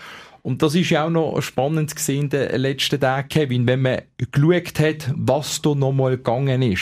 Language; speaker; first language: German; native; German